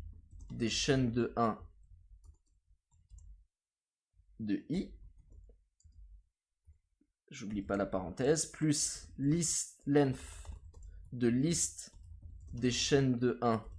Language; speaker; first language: French; native; French